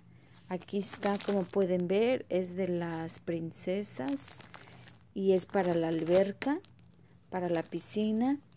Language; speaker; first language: Spanish; early bilingual, heritage; Spanish